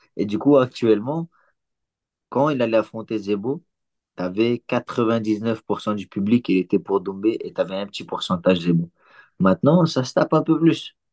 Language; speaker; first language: French; early bilingual, other home language; Chechen